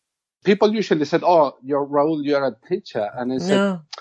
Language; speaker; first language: English; non-native, fluent; Spanish